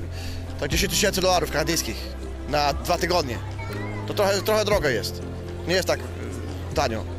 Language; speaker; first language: Polish; early bilingual, heritage; English